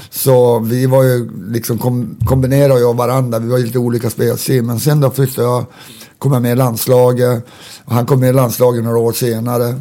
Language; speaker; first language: Swedish; native; Swedish